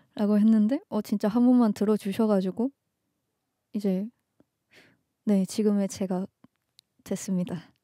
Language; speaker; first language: Korean; native; Korean